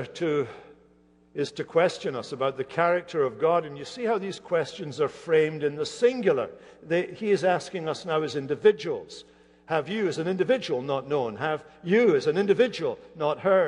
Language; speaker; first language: English; native; English